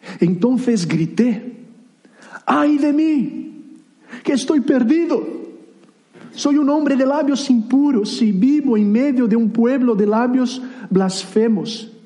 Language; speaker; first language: Spanish; non-native, fluent; Portuguese